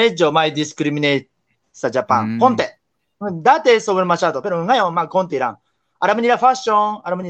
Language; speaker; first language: Filipino; non-native, learner; Japanese